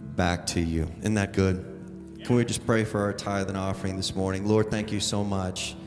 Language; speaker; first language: English; native; English